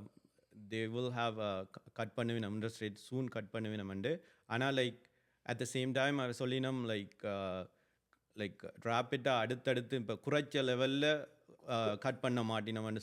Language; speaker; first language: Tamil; early bilingual, other home language; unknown